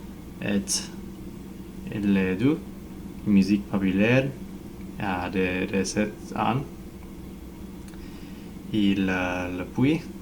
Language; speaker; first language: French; non-native, learner; English